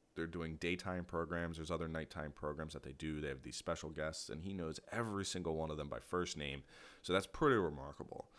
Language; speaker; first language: English; native; English